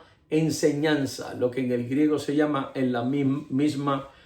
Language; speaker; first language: Spanish; native; Spanish